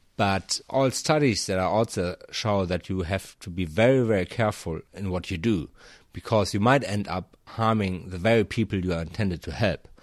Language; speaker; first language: English; non-native, fluent; German